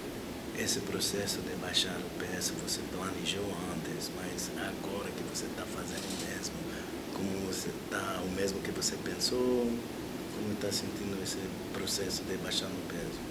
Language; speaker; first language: Portuguese; non-native, learner; English